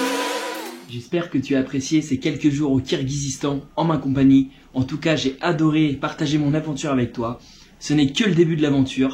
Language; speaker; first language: French; native; French